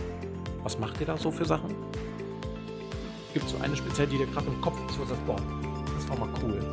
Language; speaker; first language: German; native; German